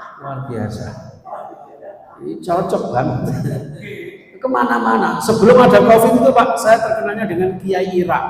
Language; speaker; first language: Indonesian; non-native, local second language; Javanese